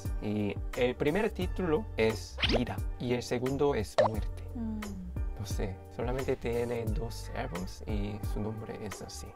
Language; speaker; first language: Spanish; non-native, fluent; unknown